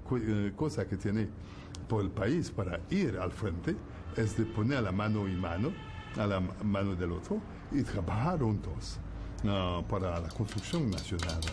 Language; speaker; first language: Spanish; non-native, fluent; Haitian Creole